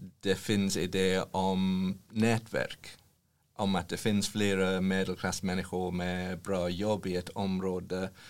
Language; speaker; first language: Swedish; non-native, fluent; English